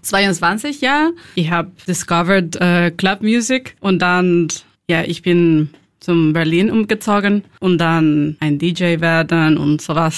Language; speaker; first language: German; non-native, learner; Spanish